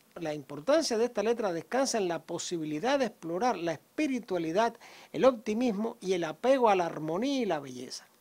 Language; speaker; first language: Spanish; native; Spanish